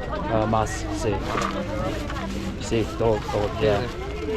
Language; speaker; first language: Spanish; non-native, learner; English